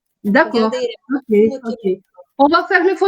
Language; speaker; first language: French; non-native, learner; Ukrainian